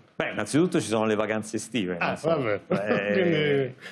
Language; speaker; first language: Italian; native; Italian